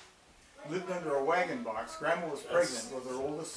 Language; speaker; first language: English; native; English